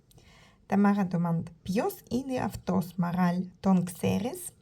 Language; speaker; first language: Greek; non-native, learner; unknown